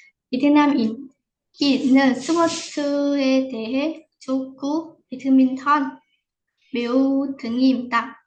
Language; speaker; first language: Korean; non-native, fluent; Vietnamese